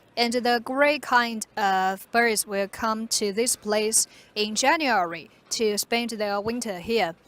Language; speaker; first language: English; non-native, fluent; Chinese